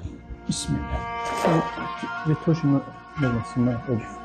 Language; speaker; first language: Russian; non-native, local second language; Tajik